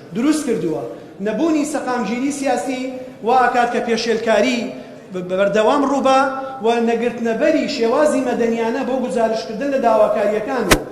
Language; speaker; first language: Central Kurdish; native; Central Kurdish